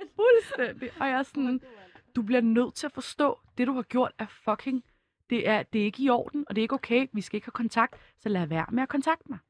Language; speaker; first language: Danish; early bilingual, other home language; Kurdish